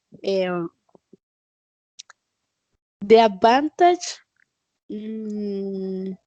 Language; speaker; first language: English; non-native, learner; Spanish